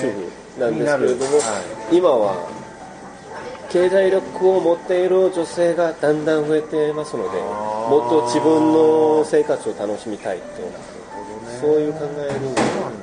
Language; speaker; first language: Japanese; non-native, fluent; Korean